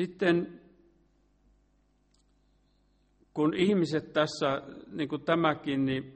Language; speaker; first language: Finnish; native; Finnish